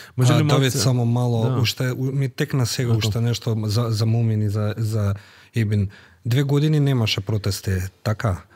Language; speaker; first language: Macedonian; native; Macedonian